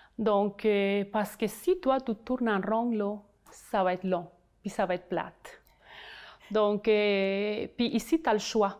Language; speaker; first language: French; non-native, fluent; Spanish